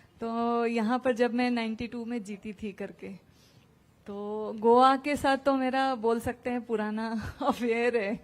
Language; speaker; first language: Hindi; non-native, local second language; Punjabi